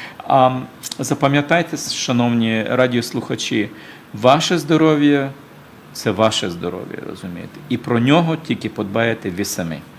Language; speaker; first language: Ukrainian; native; Ukrainian